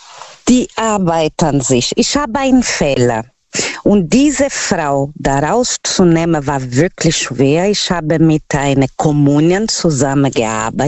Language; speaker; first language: German; non-native, learner; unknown